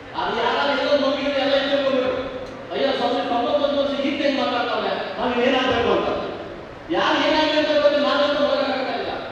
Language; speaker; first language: Kannada; native; Kannada